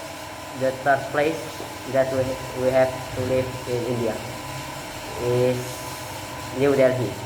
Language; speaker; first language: English; non-native, learner; Indonesian